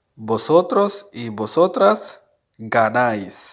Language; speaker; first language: Spanish; non-native, fluent; Urdu